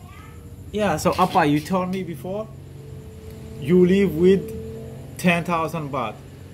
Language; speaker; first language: English; non-native, learner; French